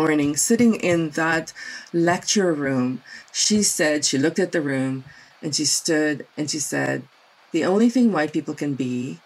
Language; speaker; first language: English; non-native, local second language; Afrikaans